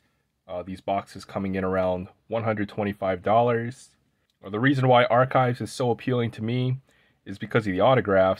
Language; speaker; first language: English; native; English